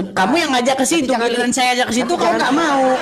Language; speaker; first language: Indonesian; native; Indonesian